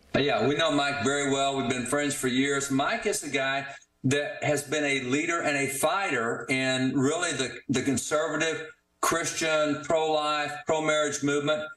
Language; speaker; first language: English; native; English